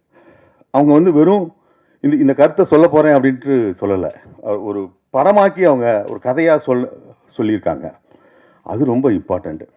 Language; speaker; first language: Tamil; native; Tamil